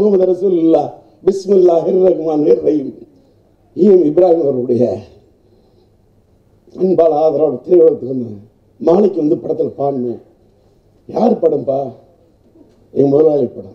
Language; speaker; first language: Tamil; native; Tamil